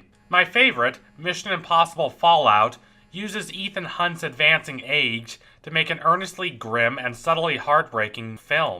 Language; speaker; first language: English; native; English